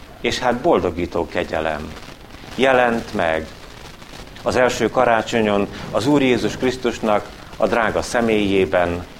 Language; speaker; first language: Hungarian; native; Hungarian